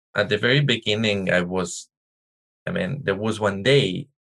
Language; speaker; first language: English; non-native, learner; Italian